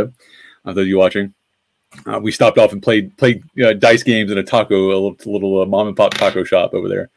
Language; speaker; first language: English; native; English